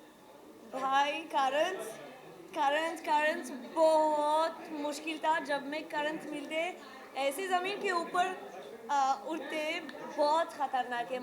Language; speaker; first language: Hindi; non-native, learner; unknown